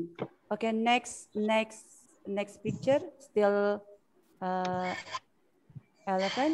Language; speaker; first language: English; non-native, fluent; Indonesian